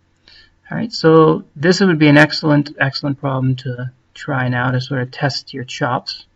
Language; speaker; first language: English; native; English